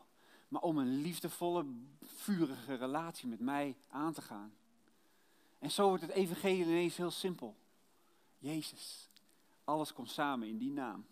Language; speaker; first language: Dutch; native; Dutch